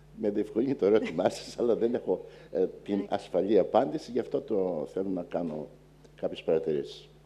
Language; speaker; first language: Greek; native; Greek